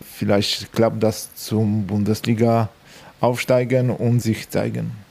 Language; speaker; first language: German; non-native, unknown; Polish